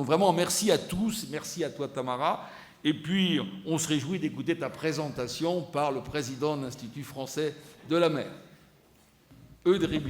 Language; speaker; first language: French; native; French